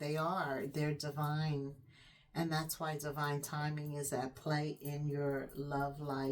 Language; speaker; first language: English; native; English